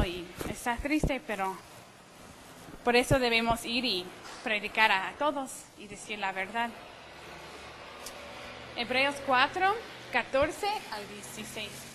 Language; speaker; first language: Spanish; non-native, fluent; English